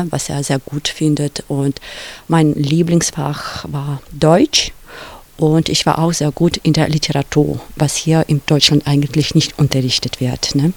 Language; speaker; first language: German; non-native, fluent; Russian